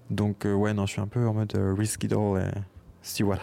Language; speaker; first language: French; native; French